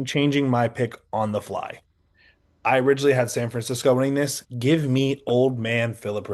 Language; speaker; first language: English; native; English